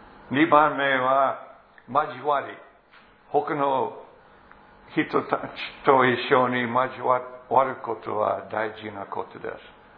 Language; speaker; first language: Japanese; non-native, fluent; English